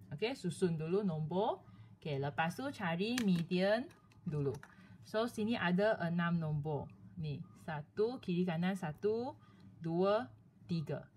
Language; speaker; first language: Malay; non-native, local second language; Chinese